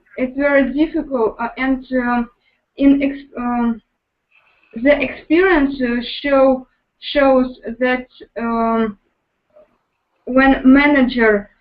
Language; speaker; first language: English; non-native, learner; Russian